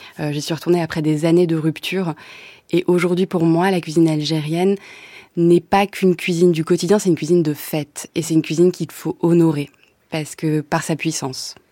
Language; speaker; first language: French; native; French